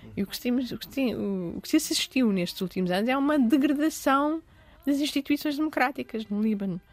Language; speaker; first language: Portuguese; early bilingual, other home language; Arabic